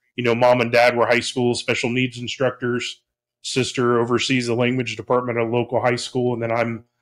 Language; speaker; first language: English; native; English